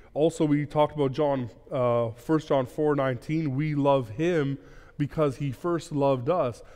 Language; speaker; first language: English; early bilingual, other home language; Plautdietsch